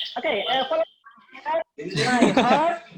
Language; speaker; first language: English; non-native, fluent; Indonesian